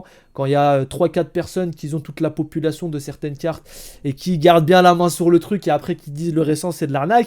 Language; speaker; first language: French; native; French